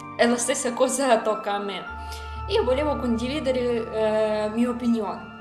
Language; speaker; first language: Italian; non-native, learner; Russian